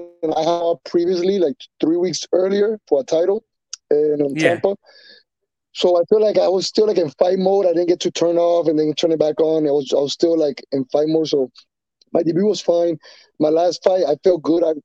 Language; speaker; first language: English; non-native, fluent; Spanish